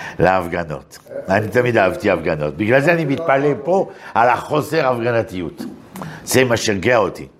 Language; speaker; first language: Hebrew; non-native, fluent; French